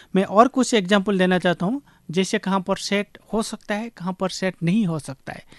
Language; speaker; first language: Hindi; native; Hindi